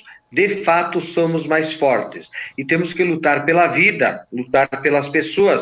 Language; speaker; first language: Portuguese; native; Portuguese